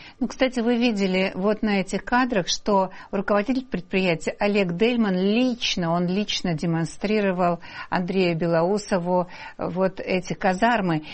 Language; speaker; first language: Russian; native; Russian